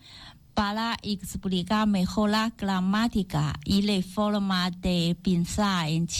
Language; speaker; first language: Spanish; non-native, learner; Chinese